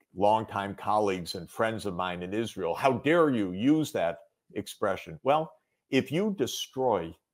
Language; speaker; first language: English; native; English